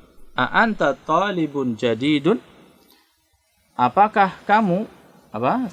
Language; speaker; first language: Indonesian; native; Indonesian